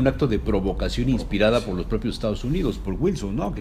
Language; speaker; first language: Spanish; native; Spanish